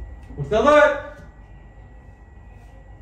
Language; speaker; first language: Arabic; native; Arabic